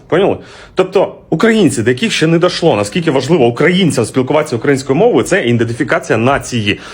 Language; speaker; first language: Ukrainian; non-native, local second language; Russian